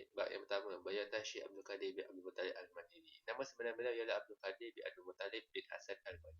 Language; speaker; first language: Malay; native; Malay